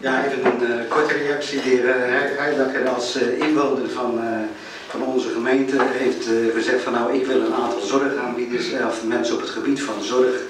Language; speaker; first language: Dutch; native; Dutch